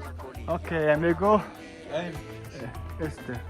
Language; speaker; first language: Spanish; non-native, learner; Mongolian